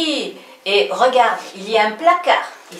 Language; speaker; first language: French; native; French